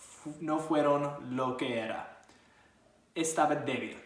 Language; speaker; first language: Spanish; non-native, learner; English